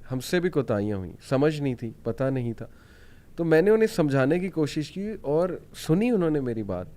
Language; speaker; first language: Urdu; native; Urdu